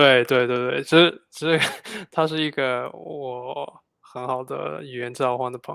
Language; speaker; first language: Chinese; non-native, fluent; English